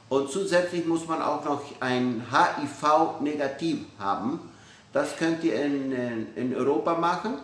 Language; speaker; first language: German; early bilingual, heritage; Spanish